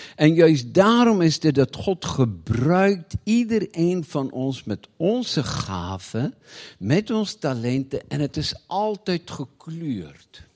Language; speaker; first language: Dutch; non-native, fluent; Afrikaans